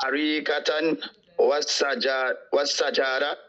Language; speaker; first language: Arabic; non-native, learner; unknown